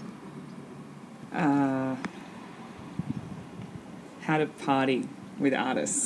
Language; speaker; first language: English; native; English